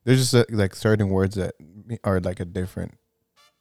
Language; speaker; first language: English; native; English